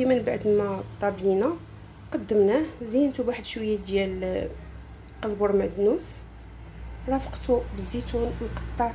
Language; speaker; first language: Arabic; native; Arabic